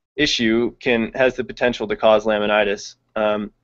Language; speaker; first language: English; native; English